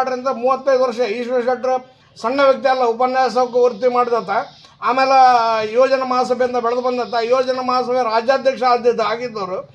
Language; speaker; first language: Kannada; native; Kannada